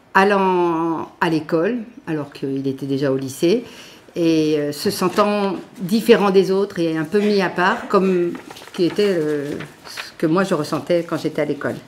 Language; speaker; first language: French; native; French